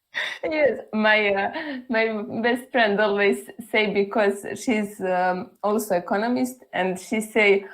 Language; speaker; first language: English; non-native, learner; Serbian